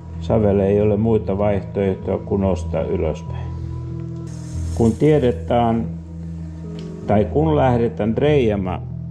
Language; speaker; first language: Finnish; non-native, fluent; Serbian